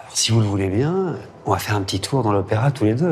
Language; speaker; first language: French; native; French